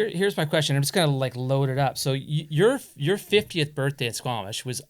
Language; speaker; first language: English; native; English